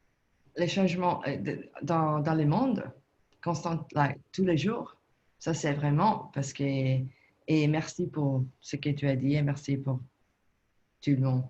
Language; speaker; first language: French; non-native, learner; Italian